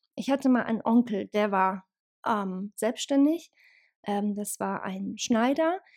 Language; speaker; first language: German; early bilingual, other home language; Bosnian